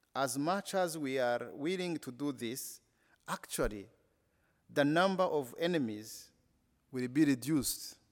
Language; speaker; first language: English; non-native, local second language; Kinyarwanda